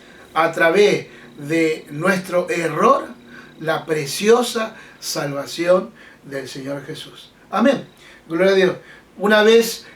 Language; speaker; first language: Spanish; native; Spanish